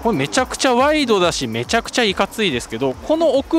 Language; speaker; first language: Japanese; native; Japanese